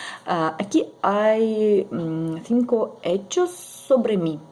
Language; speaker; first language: Spanish; non-native, learner; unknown